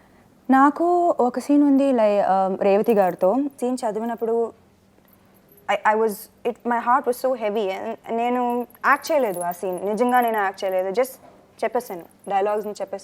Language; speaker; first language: Telugu; non-native, fluent; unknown